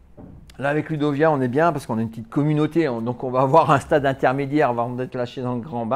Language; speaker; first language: French; native; French